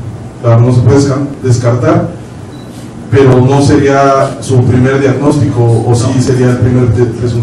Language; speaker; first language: Spanish; native; Spanish